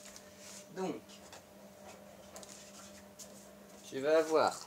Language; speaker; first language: French; native; French